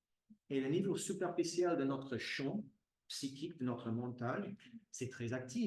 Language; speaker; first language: French; non-native, fluent; English